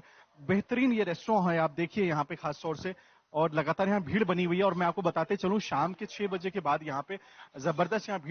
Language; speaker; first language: Hindi; native; Hindi